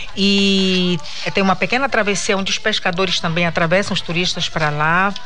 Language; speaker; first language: Portuguese; native; Portuguese